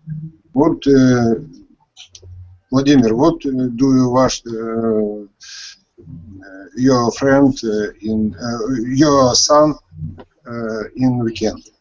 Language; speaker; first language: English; non-native, learner; Russian